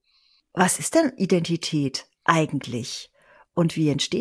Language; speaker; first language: German; native; German